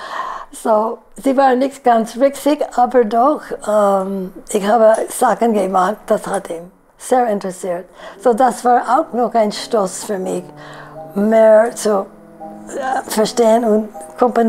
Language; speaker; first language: German; non-native, fluent; English